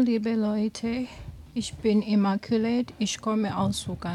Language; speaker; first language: German; non-native, learner; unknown